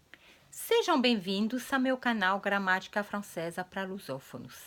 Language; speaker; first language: Portuguese; non-native, fluent; French